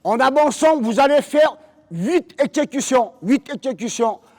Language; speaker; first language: French; non-native, fluent; Korean